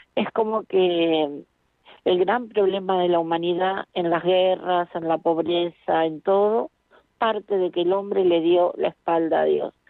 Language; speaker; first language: Spanish; native; Spanish